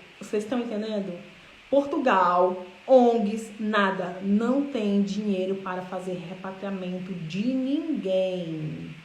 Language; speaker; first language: Portuguese; native; Portuguese